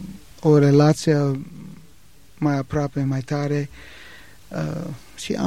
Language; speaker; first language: Romanian; non-native, learner; English